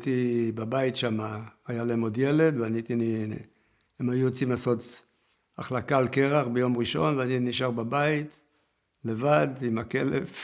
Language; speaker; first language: Hebrew; early bilingual, other home language; Yiddish